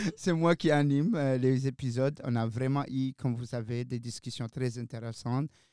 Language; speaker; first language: French; non-native, local second language; Arabic